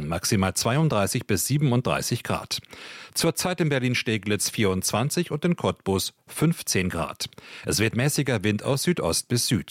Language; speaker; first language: German; native; German